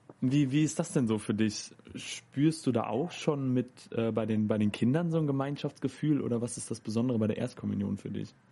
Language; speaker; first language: German; native; German